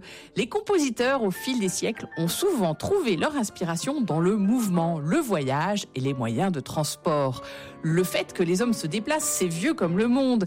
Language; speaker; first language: French; native; French